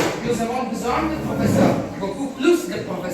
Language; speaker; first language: French; non-native, learner; Serbian